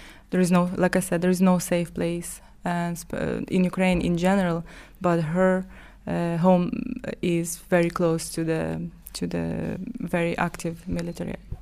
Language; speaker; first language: English; non-native, fluent; Ukrainian